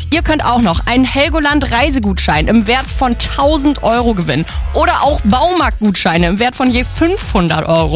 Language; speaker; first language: German; native; German